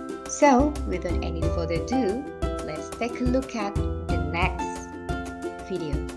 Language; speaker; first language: English; non-native, fluent; Indonesian